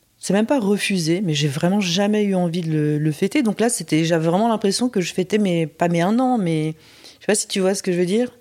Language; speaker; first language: French; native; French